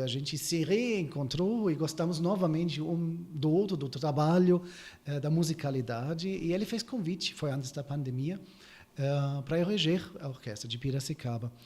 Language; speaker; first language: Portuguese; non-native, fluent; German